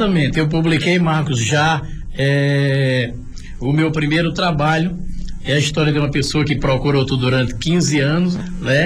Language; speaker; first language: Portuguese; native; Portuguese